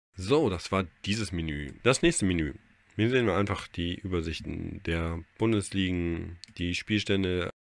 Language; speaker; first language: German; native; German